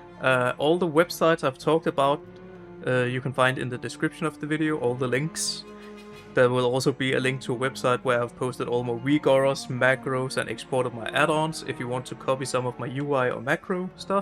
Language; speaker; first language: English; non-native, fluent; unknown